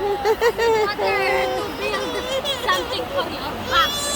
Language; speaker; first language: English; early bilingual, heritage; English